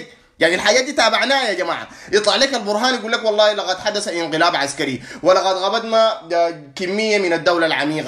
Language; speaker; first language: Arabic; native; Arabic